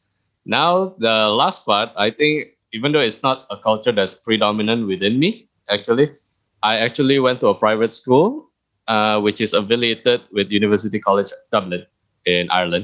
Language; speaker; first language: English; early bilingual, other home language; Indonesian